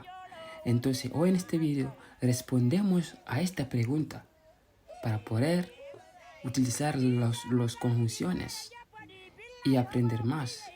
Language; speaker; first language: Spanish; non-native, fluent; Fula